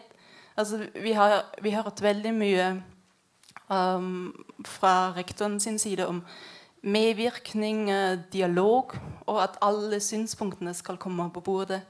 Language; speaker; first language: Norwegian; non-native, fluent; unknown